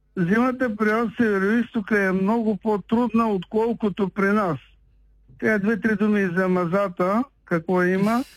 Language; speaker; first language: Bulgarian; native; Bulgarian